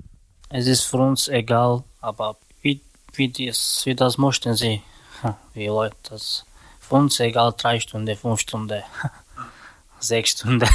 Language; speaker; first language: German; non-native, learner; Slovak